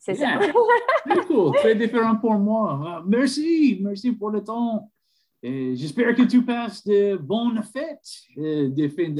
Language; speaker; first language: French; non-native, learner; English